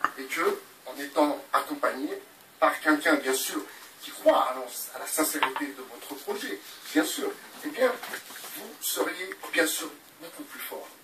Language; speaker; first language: French; native; French